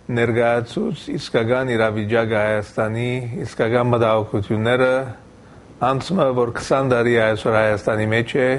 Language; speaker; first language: Armenian; early bilingual, heritage; Armenian